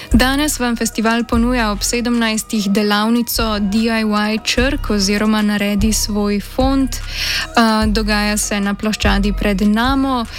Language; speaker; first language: Slovenian; native; Slovenian